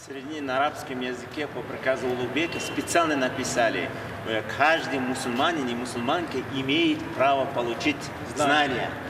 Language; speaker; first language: Russian; non-native, local second language; Uzbek